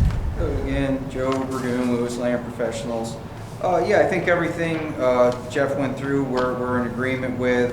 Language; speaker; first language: English; native; English